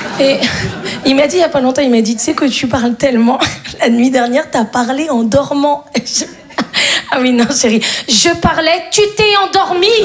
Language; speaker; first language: French; native; French